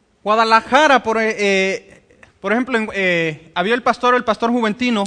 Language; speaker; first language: Spanish; native; Spanish